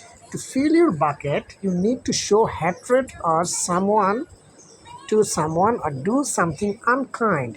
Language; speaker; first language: English; non-native, local second language; Bangla